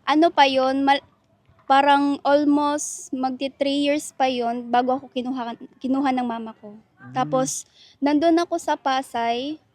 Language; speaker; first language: Filipino; native; Filipino